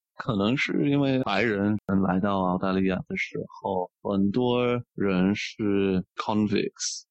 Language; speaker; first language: Chinese; non-native, fluent; English